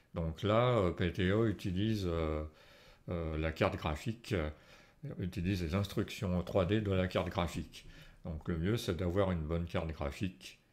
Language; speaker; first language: French; native; French